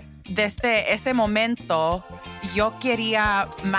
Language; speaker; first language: Spanish; early bilingual, heritage; English